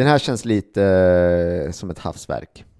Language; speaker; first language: Swedish; native; Swedish